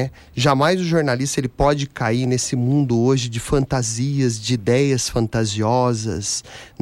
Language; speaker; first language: Portuguese; native; Portuguese